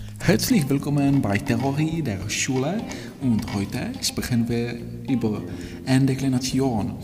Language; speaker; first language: German; non-native, fluent; Czech